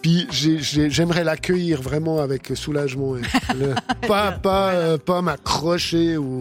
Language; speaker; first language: French; native; French